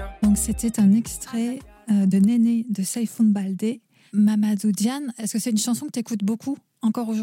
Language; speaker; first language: French; native; French